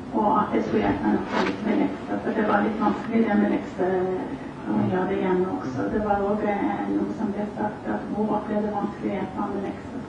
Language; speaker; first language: Norwegian; native; Norwegian